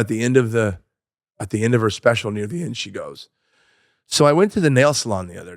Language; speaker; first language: English; native; English